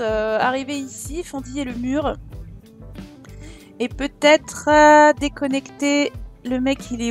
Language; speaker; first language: French; native; French